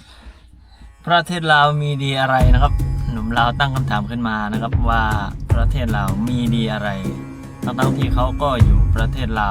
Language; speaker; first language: Thai; non-native, local second language; Lao